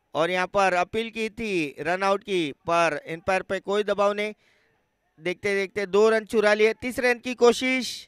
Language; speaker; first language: Hindi; non-native, local second language; Marathi